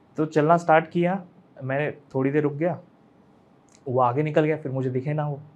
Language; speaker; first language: Hindi; non-native, local second language; Marathi